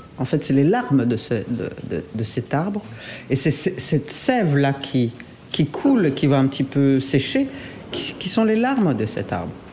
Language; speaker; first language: French; non-native, local second language; Rundi